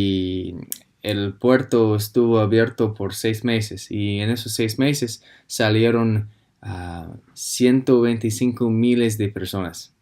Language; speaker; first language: Spanish; non-native, fluent; English